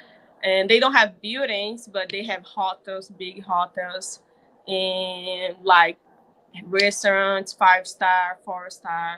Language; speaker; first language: English; non-native, learner; Portuguese